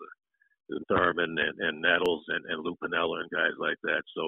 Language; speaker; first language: English; native; English